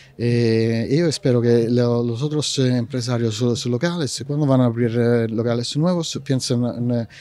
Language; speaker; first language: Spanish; non-native, learner; Italian